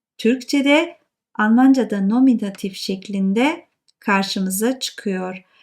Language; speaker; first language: Turkish; native; Turkish